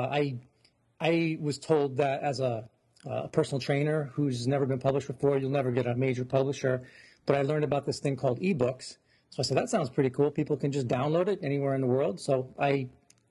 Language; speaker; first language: English; native; English